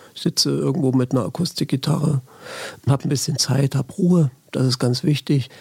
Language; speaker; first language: German; native; German